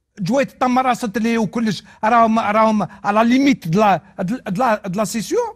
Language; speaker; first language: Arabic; non-native, local second language; Kabyle